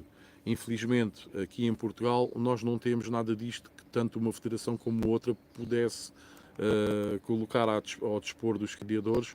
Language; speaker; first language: Portuguese; native; Portuguese